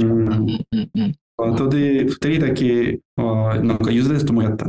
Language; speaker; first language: Japanese; non-native, learner; French